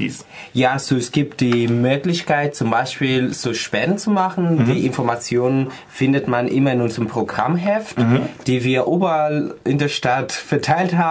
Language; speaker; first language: German; non-native, fluent; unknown